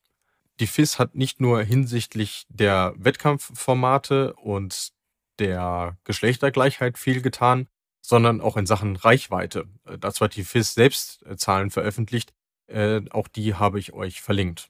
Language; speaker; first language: German; native; German